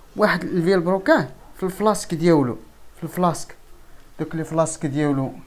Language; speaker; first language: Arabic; native; Arabic